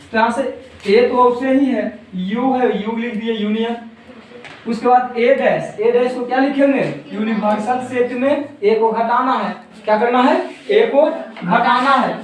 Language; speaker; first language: Hindi; native; Hindi